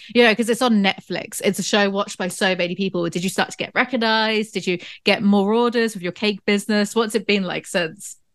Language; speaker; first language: English; native; English